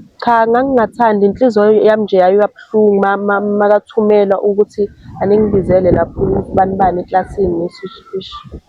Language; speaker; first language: Zulu; native; Zulu